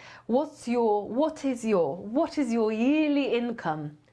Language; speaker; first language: English; non-native, fluent; Polish